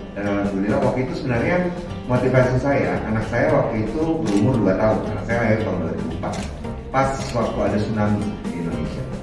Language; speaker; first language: Indonesian; non-native, local second language; Minangkabau